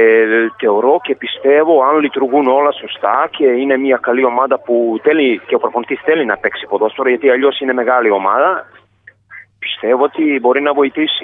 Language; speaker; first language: Greek; non-native, fluent; Serbian